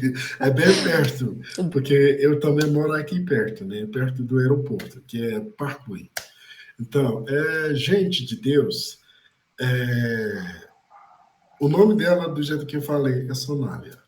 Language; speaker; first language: Portuguese; non-native, fluent; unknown